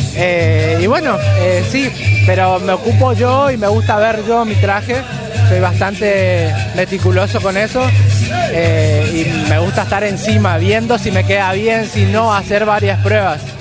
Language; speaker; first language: Spanish; native; Spanish